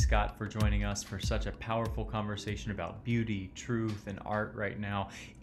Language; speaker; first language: English; native; English